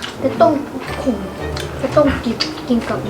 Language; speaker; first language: Thai; early bilingual, heritage; Thai